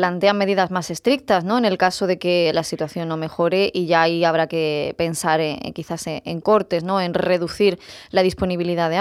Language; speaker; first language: Spanish; native; Spanish